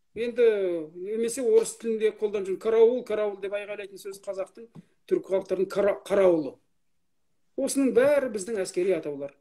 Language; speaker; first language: Kazakh; native; Kazakh